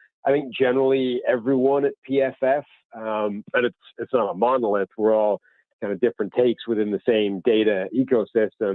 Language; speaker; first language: English; native; English